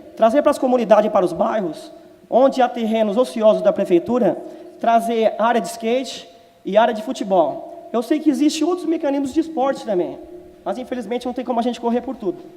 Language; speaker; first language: Portuguese; native; Portuguese